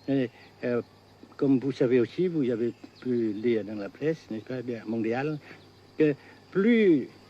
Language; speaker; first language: French; non-native, fluent; Vietnamese